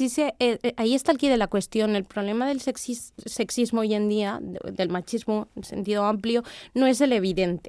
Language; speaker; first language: Spanish; native; Spanish